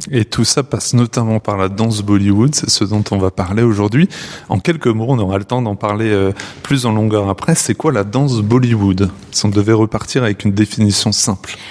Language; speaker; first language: French; native; French